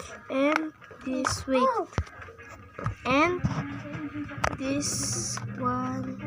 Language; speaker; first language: English; non-native, local second language; Filipino